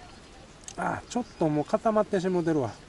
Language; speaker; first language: Japanese; native; Japanese